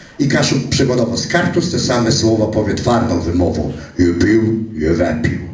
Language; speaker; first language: Polish; native; Polish